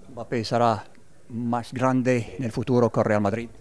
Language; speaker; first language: Spanish; non-native, learner; Arabic